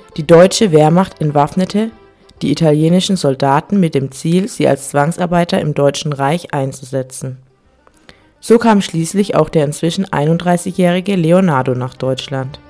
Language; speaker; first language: German; native; German